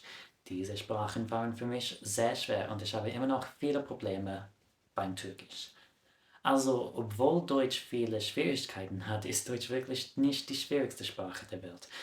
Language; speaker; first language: German; non-native, fluent; English